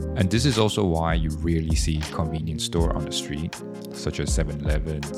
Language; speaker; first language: English; early bilingual, other home language; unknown